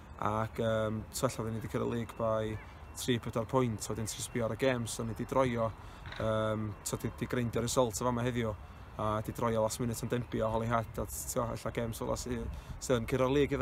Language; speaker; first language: Welsh; native; Welsh